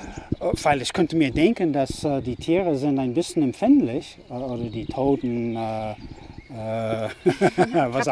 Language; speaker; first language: German; non-native, fluent; English